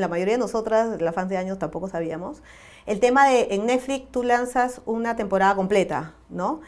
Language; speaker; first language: Spanish; native; Spanish